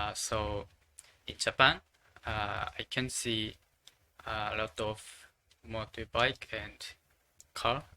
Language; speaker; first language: English; non-native, learner; Japanese